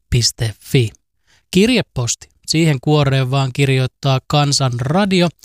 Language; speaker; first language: Finnish; native; Finnish